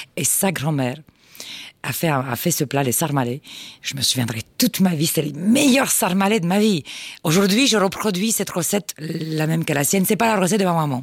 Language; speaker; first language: French; non-native, fluent; Romanian